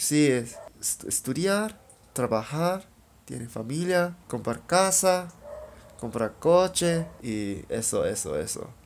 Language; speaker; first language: Spanish; non-native, learner; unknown